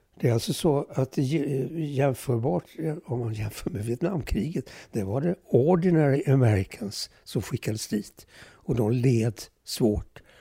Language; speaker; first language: Swedish; early bilingual, other home language; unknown